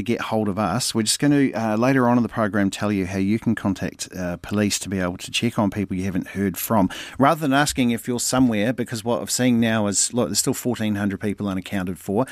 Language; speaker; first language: English; native; English